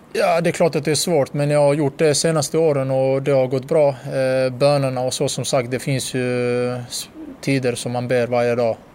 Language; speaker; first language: Swedish; early bilingual, other home language; Bosnian